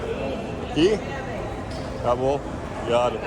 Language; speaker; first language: Portuguese; non-native, learner; German